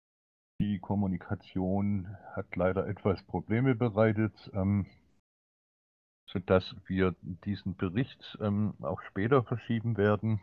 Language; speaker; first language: German; native; German